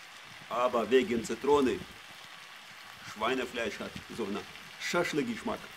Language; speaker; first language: German; non-native, fluent; Russian